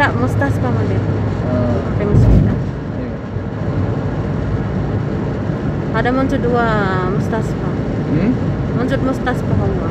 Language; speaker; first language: Arabic; non-native, learner; Filipino